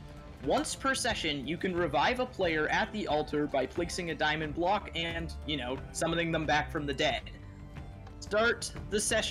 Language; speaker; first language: English; native; English